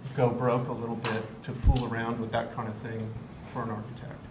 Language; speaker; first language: English; native; English